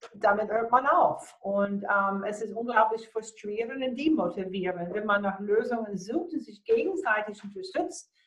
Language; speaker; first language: German; non-native, fluent; English